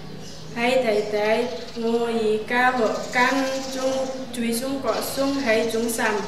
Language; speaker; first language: Cantonese; non-native, learner; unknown